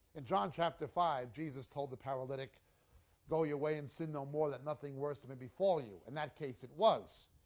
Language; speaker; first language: English; native; English